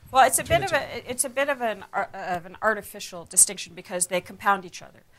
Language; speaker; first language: English; native; English